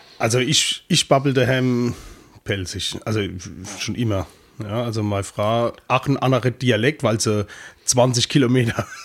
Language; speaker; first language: German; native; German